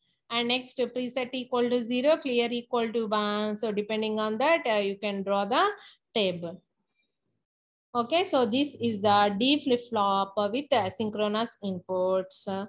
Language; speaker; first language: English; non-native, local second language; Telugu